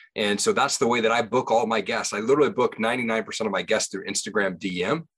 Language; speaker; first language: English; native; English